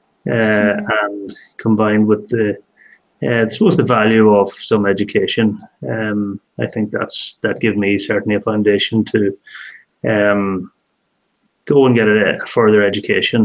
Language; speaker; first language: English; native; English